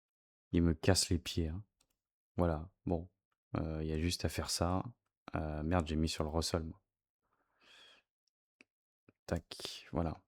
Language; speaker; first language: French; native; French